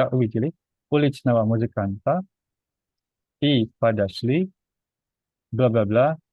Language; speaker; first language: Russian; non-native, fluent; Indonesian